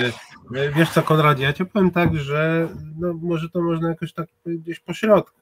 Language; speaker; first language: Polish; non-native, fluent; Hebrew